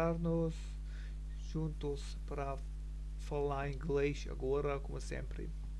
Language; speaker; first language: Portuguese; non-native, learner; German